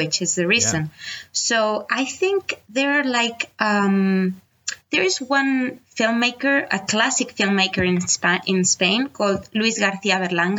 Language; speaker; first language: English; non-native, fluent; Spanish